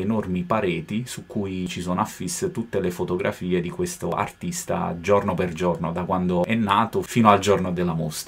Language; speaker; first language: Italian; native; Italian